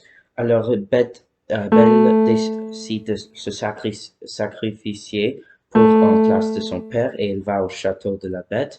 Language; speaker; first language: French; non-native, learner; English